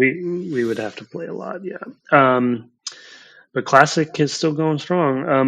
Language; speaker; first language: English; native; English